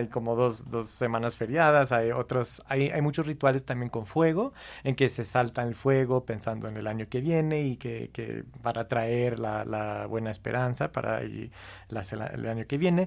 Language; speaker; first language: Spanish; non-native, fluent; English